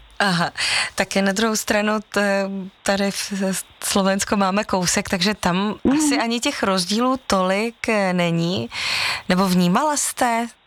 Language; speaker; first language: Czech; native; Czech